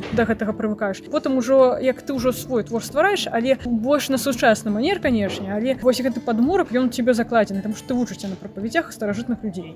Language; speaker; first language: Belarusian; non-native, local second language; Russian